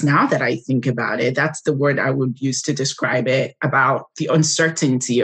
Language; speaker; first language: English; non-native, local second language; Yoruba